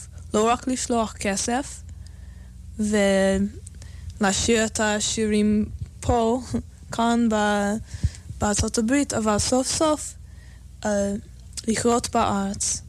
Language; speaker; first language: Hebrew; non-native, fluent; English